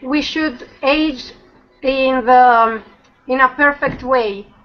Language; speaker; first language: English; non-native, learner; Italian